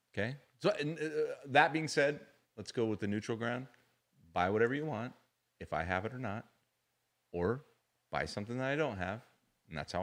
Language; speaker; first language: English; native; English